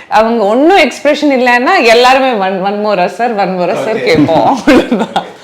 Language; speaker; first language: Tamil; non-native, learner; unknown